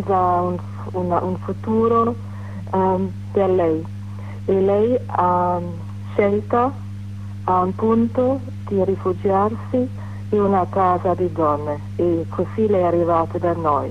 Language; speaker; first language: Italian; non-native, fluent; German